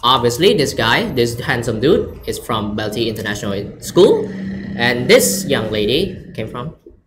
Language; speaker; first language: English; non-native, fluent; Khmer